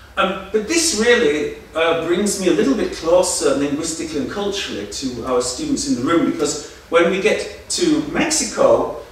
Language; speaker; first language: English; native; English